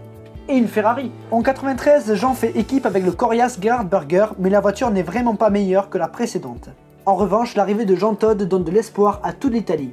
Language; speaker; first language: French; native; French